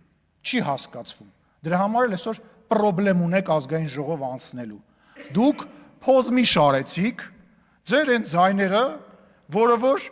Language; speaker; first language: Armenian; native; Armenian